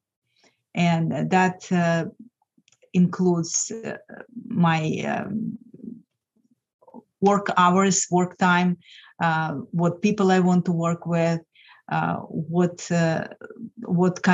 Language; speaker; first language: English; non-native, fluent; Lithuanian